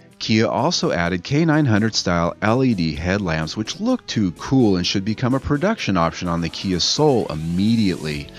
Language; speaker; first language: English; native; English